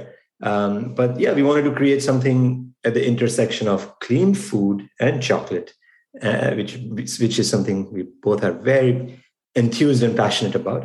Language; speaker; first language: English; non-native, local second language; Gujarati